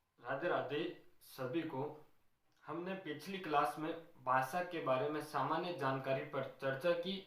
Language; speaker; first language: Hindi; native; Hindi